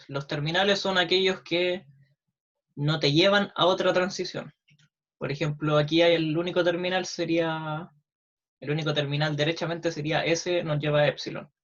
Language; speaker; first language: Spanish; native; Spanish